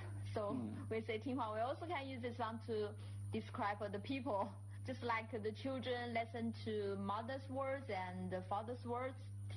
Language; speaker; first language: English; non-native, fluent; Chinese